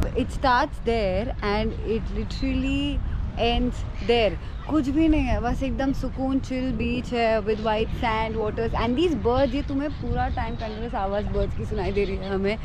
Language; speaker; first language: Hindi; native; Hindi